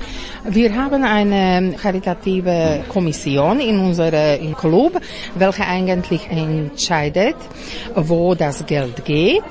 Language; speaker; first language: German; non-native, fluent; Slovak